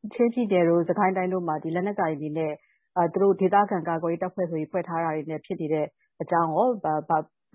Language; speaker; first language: Burmese; native; Burmese